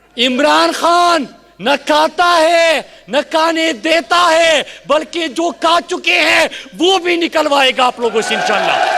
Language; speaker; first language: Urdu; non-native, local second language; Pashto